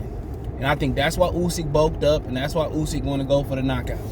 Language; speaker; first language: English; native; English